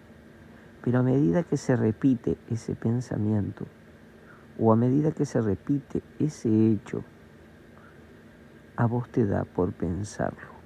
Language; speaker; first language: Spanish; native; Spanish